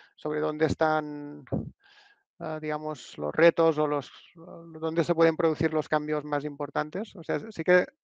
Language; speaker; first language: Spanish; non-native, local second language; Catalan